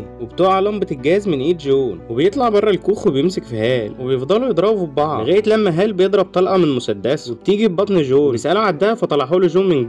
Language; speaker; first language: Arabic; native; Arabic